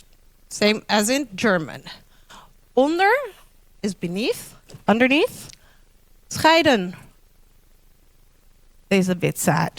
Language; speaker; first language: English; non-native, fluent; Dutch